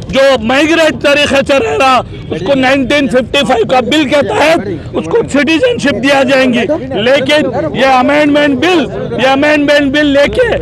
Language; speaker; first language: Urdu; native; Urdu